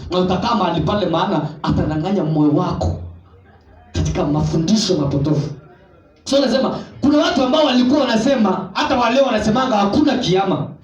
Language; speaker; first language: Swahili; non-native, local second language; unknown